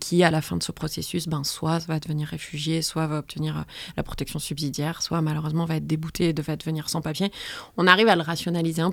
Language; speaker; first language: French; native; French